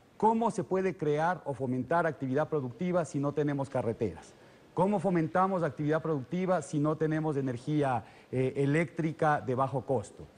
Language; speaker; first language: Spanish; native; Spanish